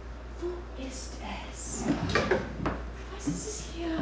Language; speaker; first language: German; non-native, learner; English